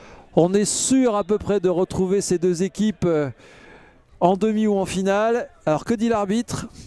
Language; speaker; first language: French; native; French